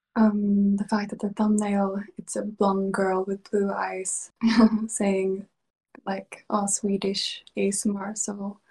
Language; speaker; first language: English; non-native, fluent; Swedish